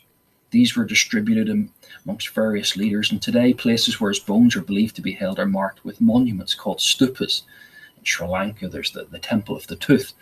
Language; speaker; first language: English; native; English